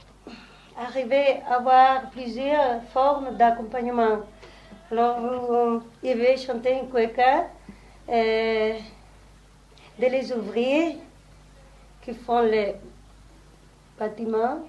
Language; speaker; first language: French; non-native, learner; Spanish